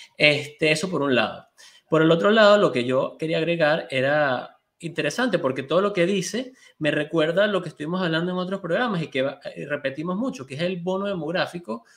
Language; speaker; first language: Spanish; native; Spanish